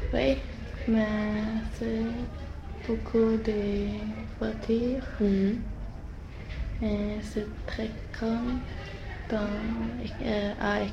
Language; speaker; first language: French; non-native, learner; Swedish